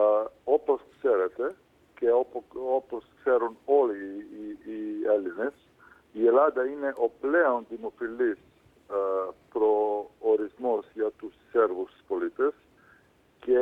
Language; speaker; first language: Greek; non-native, fluent; Serbian